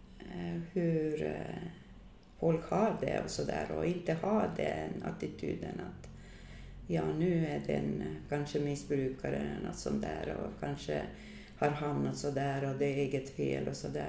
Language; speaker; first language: Swedish; non-native, fluent; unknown